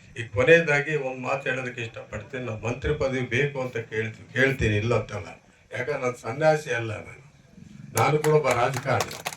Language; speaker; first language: Kannada; native; Kannada